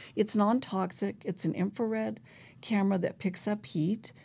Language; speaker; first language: English; native; English